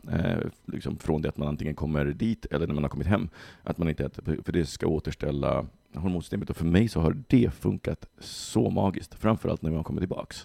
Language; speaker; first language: Swedish; native; Swedish